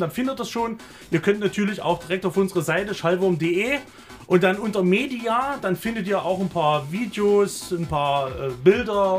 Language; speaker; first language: German; native; German